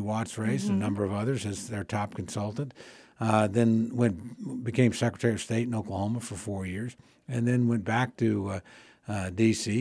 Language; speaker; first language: English; native; English